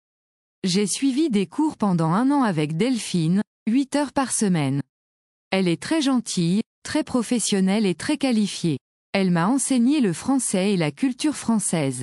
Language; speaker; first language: French; non-native, learner; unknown